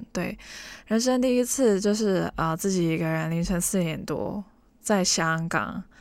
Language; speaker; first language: Chinese; non-native, local second language; Cantonese